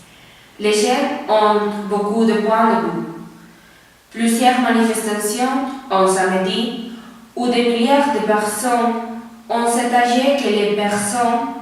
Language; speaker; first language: French; non-native, learner; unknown